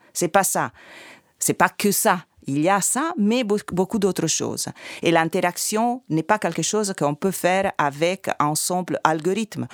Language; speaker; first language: French; non-native, fluent; Italian